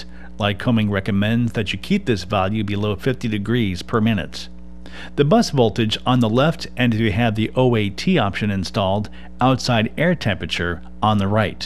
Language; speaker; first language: English; native; English